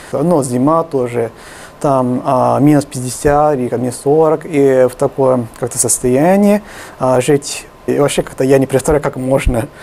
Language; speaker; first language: Russian; non-native, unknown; Japanese